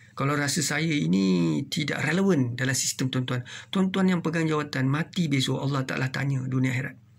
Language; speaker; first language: Malay; non-native, local second language; Tamil